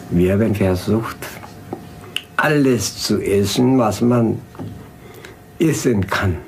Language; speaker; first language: German; non-native, fluent; Korean